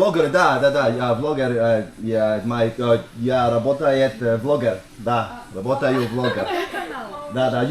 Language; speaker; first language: Russian; non-native, learner; English